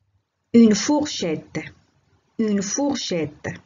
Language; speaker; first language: French; non-native, local second language; Arabic